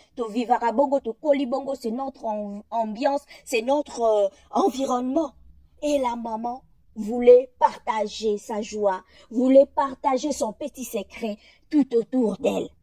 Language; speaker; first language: French; non-native, local second language; Lingala